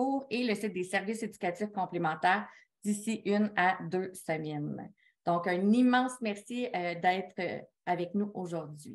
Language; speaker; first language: French; native; French